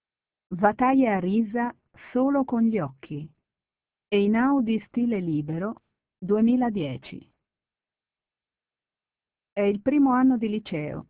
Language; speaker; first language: Italian; native; Italian